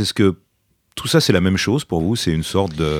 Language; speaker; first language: French; native; French